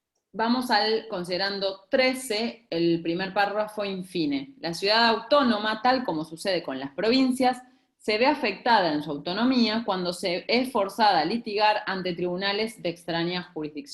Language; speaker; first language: Spanish; native; Spanish